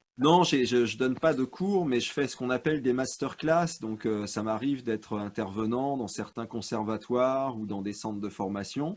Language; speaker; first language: French; native; French